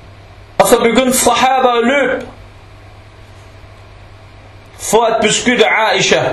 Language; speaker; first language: Danish; non-native, local second language; Arabic